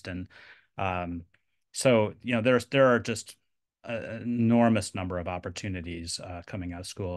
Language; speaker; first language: English; native; English